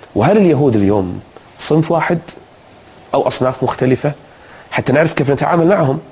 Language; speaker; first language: Arabic; native; Arabic